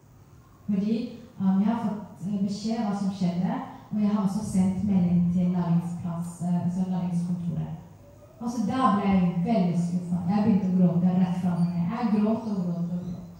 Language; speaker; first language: Norwegian; non-native, fluent; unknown